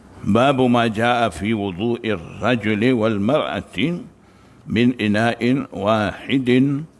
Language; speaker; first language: Arabic; non-native, fluent; Malay